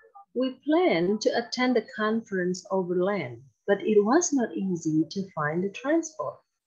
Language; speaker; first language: English; non-native, fluent; Indonesian